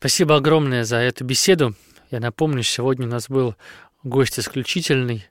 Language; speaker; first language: Russian; native; Russian